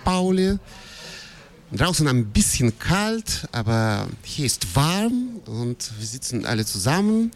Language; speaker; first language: German; non-native, fluent; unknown